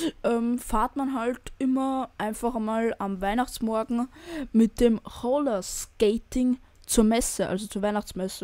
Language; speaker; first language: German; native; German